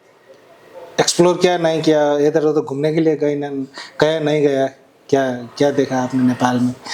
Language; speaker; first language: Hindi; non-native, learner; Nepali